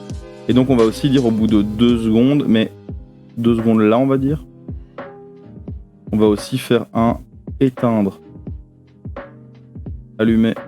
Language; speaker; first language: French; native; French